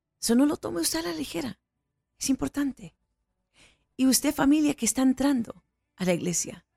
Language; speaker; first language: Spanish; early bilingual, heritage; Spanish